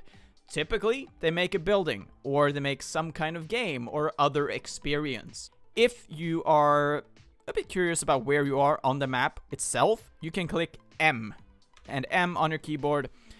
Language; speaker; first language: English; non-native, fluent; Swedish